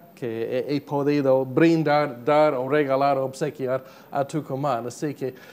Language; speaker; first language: Spanish; non-native, fluent; English